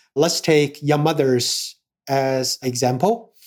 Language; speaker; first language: English; non-native, fluent; Chinese